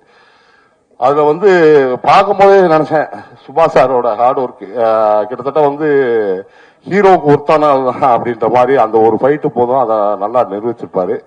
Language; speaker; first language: Tamil; native; Tamil